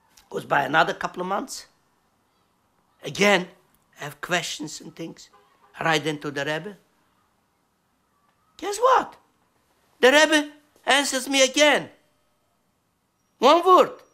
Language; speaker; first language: English; non-native, learner; Yiddish